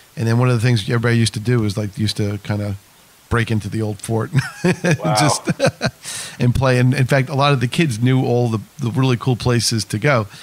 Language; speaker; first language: English; native; English